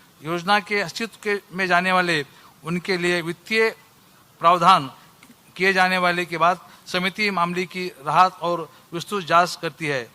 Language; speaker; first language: Hindi; non-native, local second language; Marathi